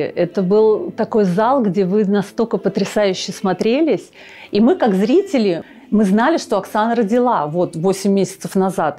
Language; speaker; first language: Russian; native; Russian